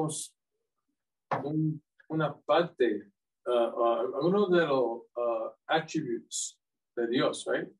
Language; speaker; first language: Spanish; early bilingual, heritage; English